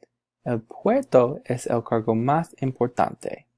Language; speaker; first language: Spanish; non-native, learner; English